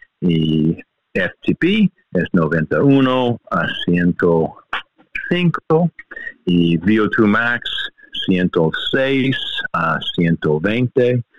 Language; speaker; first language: Spanish; non-native, learner; English